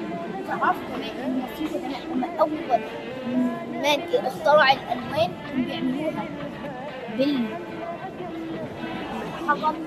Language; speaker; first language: Arabic; native; Arabic